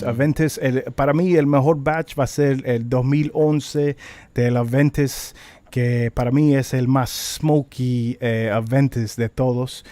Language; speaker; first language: Spanish; early bilingual, heritage; Spanish